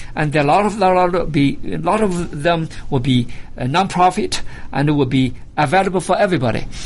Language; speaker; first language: English; non-native, fluent; Chinese